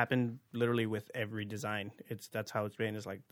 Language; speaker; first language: English; native; English